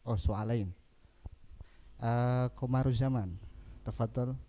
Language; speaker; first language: Arabic; non-native, fluent; Indonesian